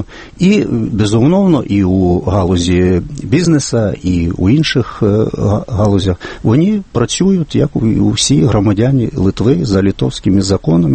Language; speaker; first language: Ukrainian; non-native, fluent; Lithuanian